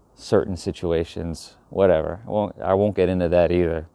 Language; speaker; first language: English; native; English